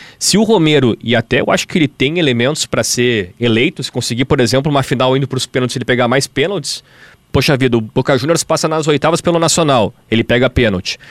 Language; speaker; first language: Portuguese; native; Portuguese